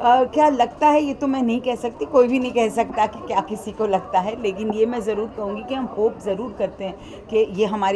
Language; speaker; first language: Hindi; native; Hindi